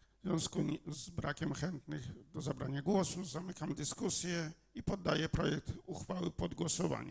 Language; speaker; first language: Polish; native; Polish